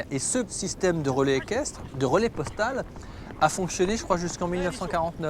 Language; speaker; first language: French; native; French